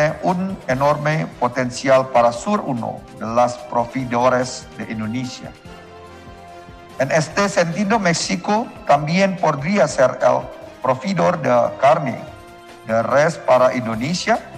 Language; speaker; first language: Spanish; non-native, learner; Indonesian